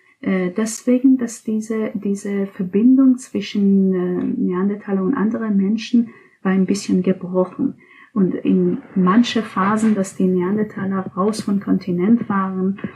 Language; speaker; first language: German; non-native, fluent; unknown